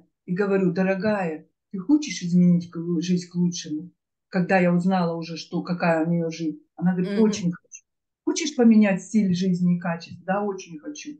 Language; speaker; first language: Russian; native; Russian